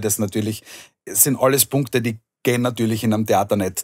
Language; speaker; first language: German; native; German